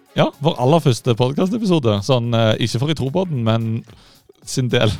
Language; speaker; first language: Norwegian; native; Norwegian